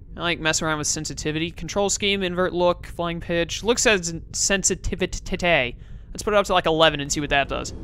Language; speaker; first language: English; native; English